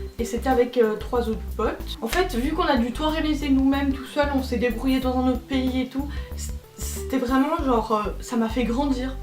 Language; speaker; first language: French; native; French